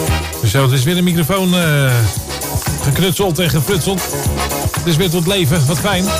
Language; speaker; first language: Dutch; native; Dutch